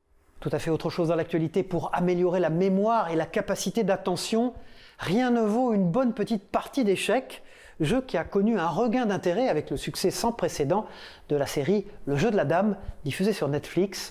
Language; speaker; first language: French; native; French